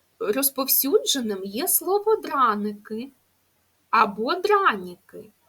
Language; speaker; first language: Ukrainian; native; Ukrainian